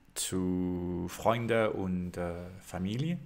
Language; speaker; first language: German; non-native, learner; English